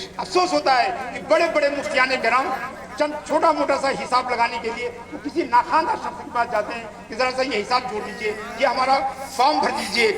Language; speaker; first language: Urdu; native; Urdu